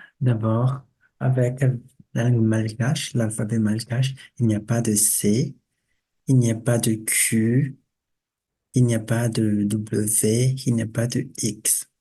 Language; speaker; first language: French; non-native, local second language; Malagasy